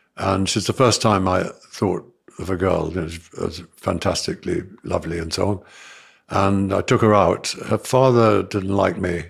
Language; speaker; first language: English; native; English